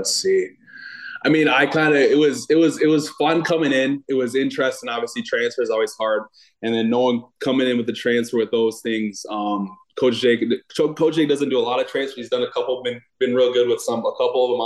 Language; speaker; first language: English; native; English